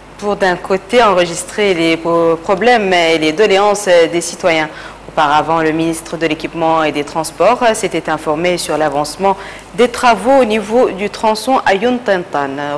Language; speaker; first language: French; non-native, local second language; Arabic